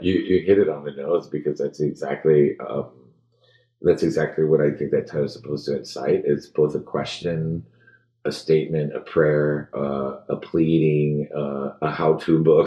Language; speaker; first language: English; early bilingual, other home language; Spanish